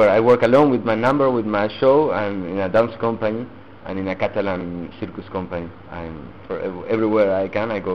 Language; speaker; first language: English; non-native, learner; Spanish